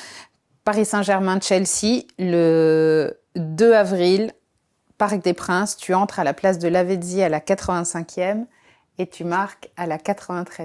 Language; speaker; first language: French; native; French